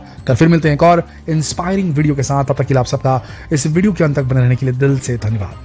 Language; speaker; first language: Hindi; native; Hindi